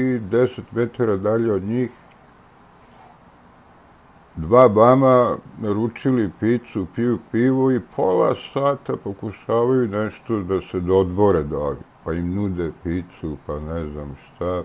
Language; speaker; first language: Serbian; native; Serbian